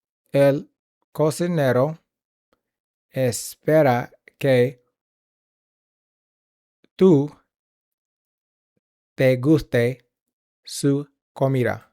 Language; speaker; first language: Spanish; non-native, learner; English